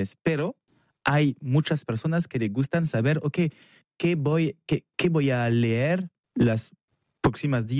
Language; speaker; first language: Spanish; non-native, learner; French